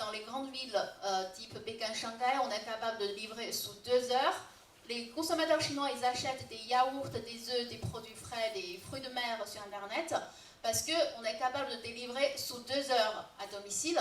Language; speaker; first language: French; non-native, fluent; Chinese